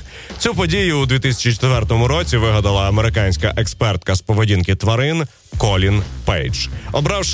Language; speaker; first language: Ukrainian; native; Ukrainian